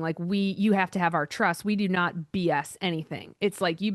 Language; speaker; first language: English; native; English